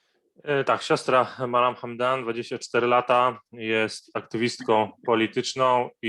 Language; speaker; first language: Polish; non-native, fluent; Arabic